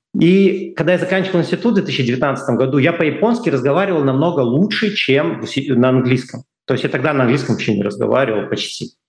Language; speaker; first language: Russian; native; Russian